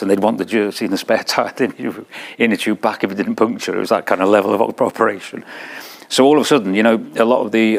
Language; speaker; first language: English; native; English